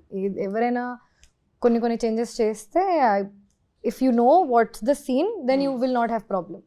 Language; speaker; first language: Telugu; non-native, local second language; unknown